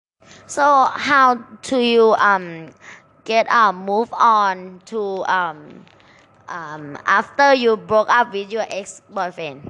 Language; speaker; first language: English; non-native, learner; Thai